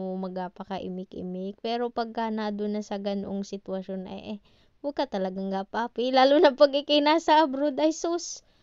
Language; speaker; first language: Filipino; native; Filipino